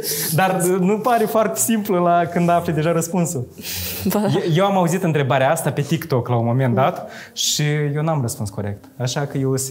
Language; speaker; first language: Romanian; native; Romanian